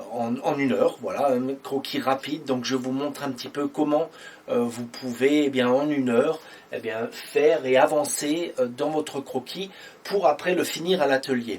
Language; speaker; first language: French; native; French